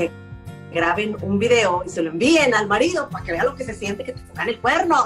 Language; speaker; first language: Spanish; native; Spanish